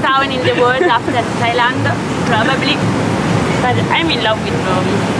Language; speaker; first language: English; non-native, fluent; German